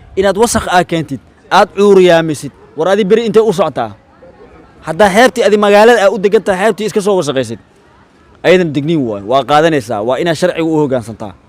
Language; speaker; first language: Somali; native; Somali